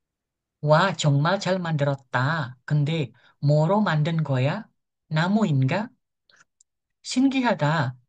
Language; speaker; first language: Korean; non-native, fluent; Indonesian